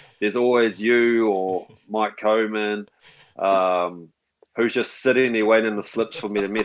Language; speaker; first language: English; native; English